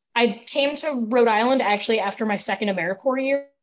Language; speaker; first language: English; native; English